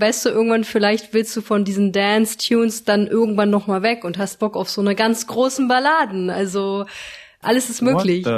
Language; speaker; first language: German; native; German